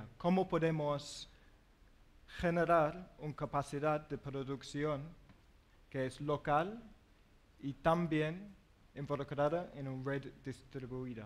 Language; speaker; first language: Spanish; non-native, learner; English